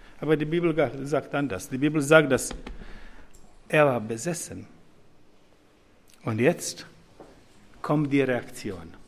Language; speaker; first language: German; non-native, fluent; Serbian